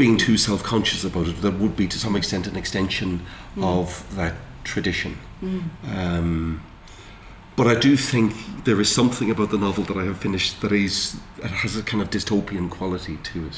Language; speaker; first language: English; native; English